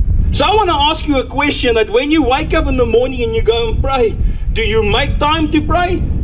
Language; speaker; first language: English; non-native, local second language; Afrikaans